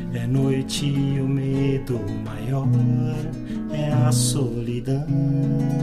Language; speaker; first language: Portuguese; native; Portuguese